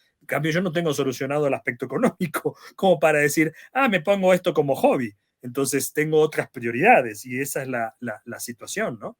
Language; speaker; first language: Spanish; native; Spanish